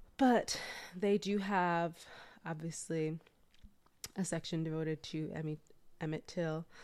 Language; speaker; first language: English; native; English